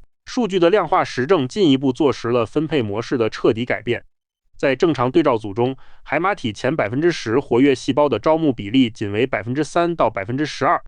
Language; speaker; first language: Chinese; native; Chinese